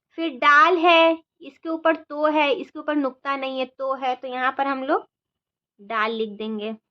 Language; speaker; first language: Hindi; native; Hindi